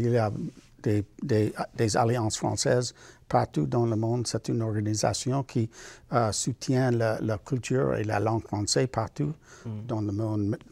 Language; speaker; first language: French; non-native, learner; English